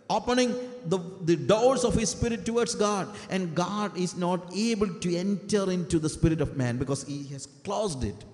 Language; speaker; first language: English; non-native, local second language; Malayalam